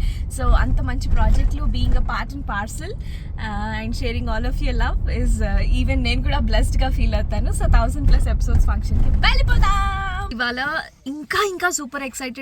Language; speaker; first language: Telugu; native; Telugu